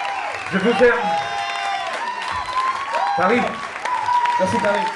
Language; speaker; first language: French; non-native, learner; English